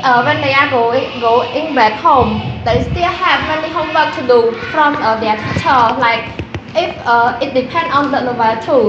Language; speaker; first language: English; non-native, learner; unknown